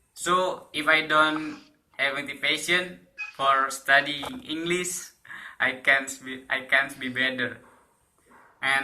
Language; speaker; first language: English; non-native, learner; Indonesian